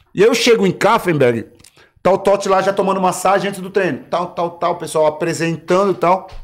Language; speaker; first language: Portuguese; native; Portuguese